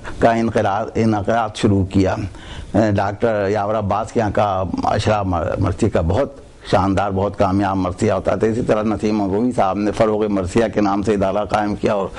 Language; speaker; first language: Urdu; native; Urdu